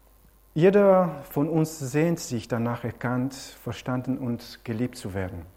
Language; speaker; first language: German; non-native, fluent; Romanian